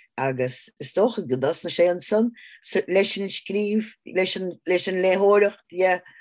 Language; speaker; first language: Irish; native; Irish